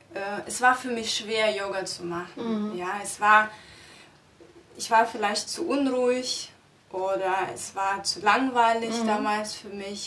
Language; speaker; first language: German; non-native, fluent; Russian